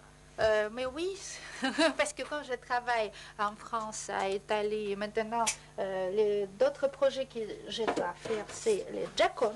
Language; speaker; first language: French; non-native, fluent; Russian